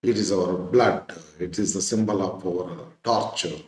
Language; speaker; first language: English; non-native, local second language; Kannada